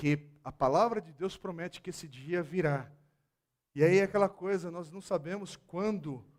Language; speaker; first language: Portuguese; native; Portuguese